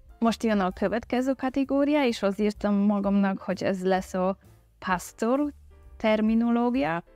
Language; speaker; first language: Hungarian; non-native, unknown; Polish